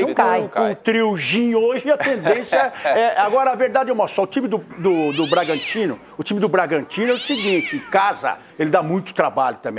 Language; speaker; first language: Portuguese; native; Portuguese